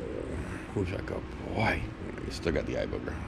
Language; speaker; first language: English; native; English